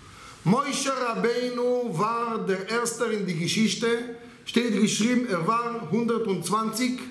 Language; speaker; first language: German; non-native, learner; Hebrew